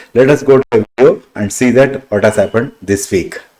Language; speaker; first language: English; non-native, local second language; Tamil